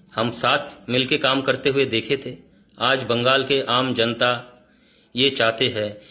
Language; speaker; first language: Hindi; non-native, local second language; Bangla